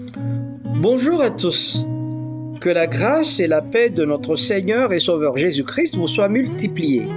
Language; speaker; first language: French; non-native, local second language; Malagasy